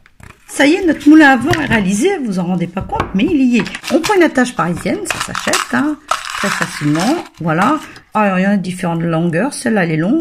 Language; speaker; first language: French; native; French